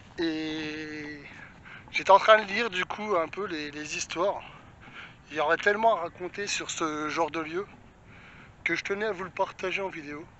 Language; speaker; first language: French; native; French